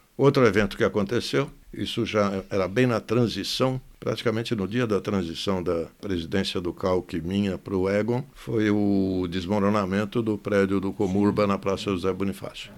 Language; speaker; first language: Portuguese; native; Portuguese